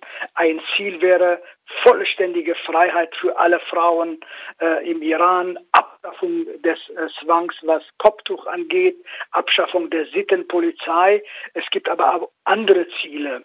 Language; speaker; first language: German; non-native, fluent; Kurdish